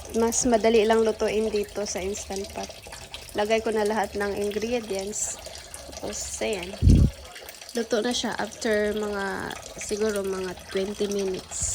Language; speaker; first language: Filipino; native; Filipino